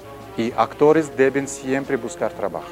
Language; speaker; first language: Spanish; non-native, learner; Russian